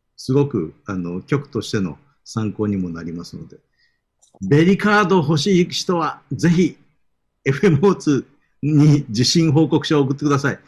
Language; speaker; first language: Japanese; native; Japanese